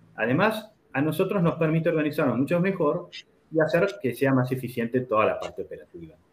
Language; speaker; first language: Spanish; native; Spanish